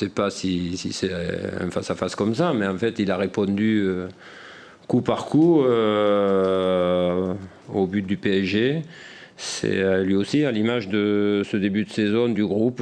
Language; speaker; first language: French; native; French